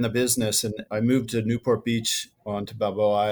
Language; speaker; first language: English; native; English